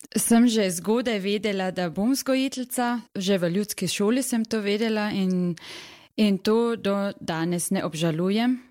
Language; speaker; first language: Slovenian; native; Slovenian